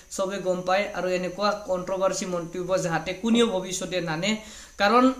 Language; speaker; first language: Assamese; non-native, local second language; Bodo